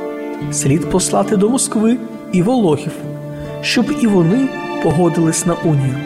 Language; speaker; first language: Ukrainian; native; Ukrainian